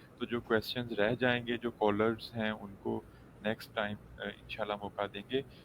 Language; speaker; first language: Urdu; non-native, local second language; Punjabi